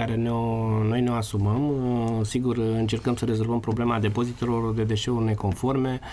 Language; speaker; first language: Romanian; native; Romanian